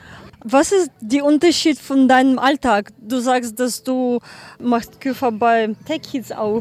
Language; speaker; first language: German; non-native, learner; Ukrainian